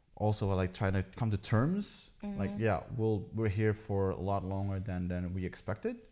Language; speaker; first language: English; early bilingual, heritage; Dutch